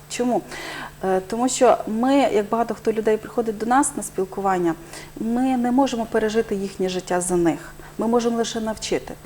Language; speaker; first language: Ukrainian; native; Ukrainian